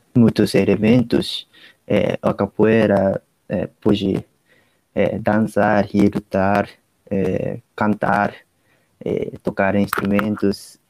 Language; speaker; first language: Portuguese; non-native, fluent; Japanese